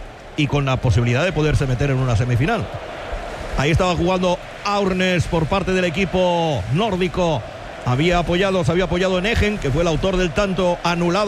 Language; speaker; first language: Spanish; native; Spanish